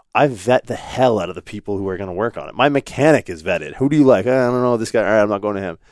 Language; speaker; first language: English; native; English